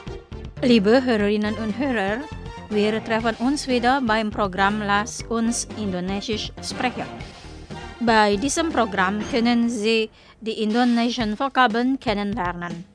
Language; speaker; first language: German; non-native, fluent; Indonesian